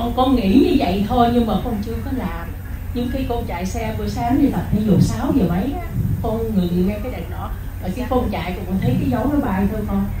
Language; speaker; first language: Vietnamese; native; Vietnamese